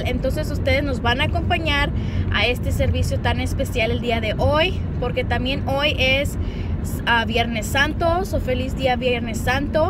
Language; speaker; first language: Spanish; early bilingual, heritage; Spanish